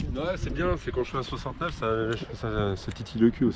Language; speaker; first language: French; native; French